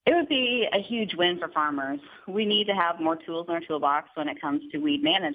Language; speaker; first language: English; native; English